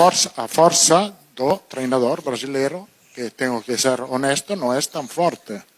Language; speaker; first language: Portuguese; non-native, fluent; Italian